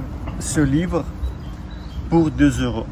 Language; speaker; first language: French; non-native, fluent; Russian